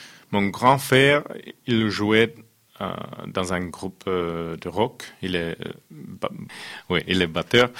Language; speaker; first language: French; non-native, fluent; Finnish